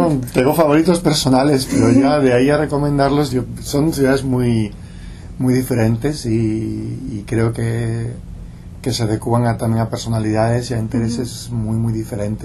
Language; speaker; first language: Spanish; non-native, local second language; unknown